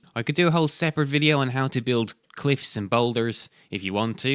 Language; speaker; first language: English; native; English